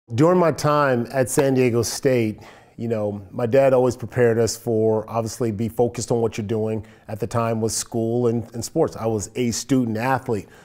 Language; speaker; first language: English; native; English